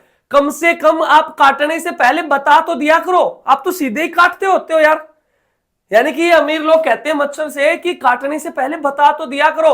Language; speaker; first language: Hindi; native; Hindi